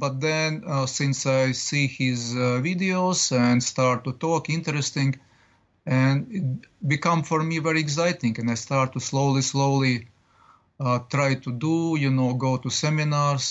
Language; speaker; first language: English; non-native, learner; Latvian